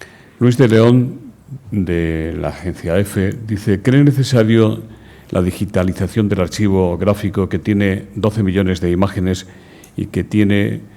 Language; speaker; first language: Spanish; native; Spanish